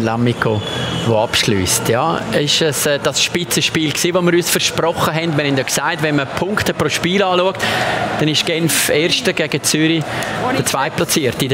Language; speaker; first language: German; native; German